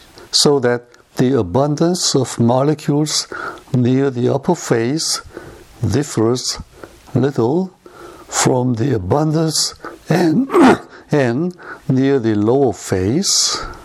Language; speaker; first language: English; non-native, fluent; Korean